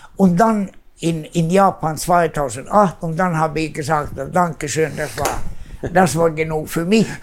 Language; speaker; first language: German; non-native, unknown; Swedish